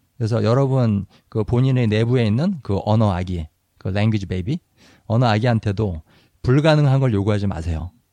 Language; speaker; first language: Korean; native; Korean